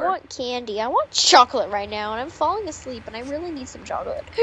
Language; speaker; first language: English; native; English